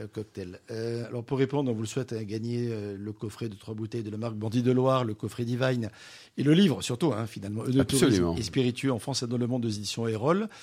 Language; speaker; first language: French; native; French